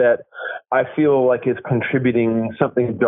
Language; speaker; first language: English; native; English